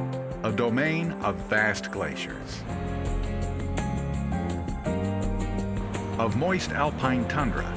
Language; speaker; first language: English; native; English